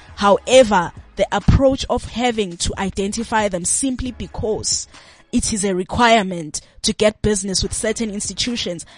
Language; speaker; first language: English; non-native, local second language; Zulu